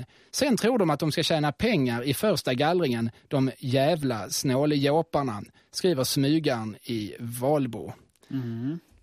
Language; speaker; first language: Swedish; native; Swedish